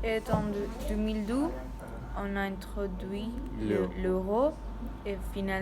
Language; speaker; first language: French; non-native, learner; Spanish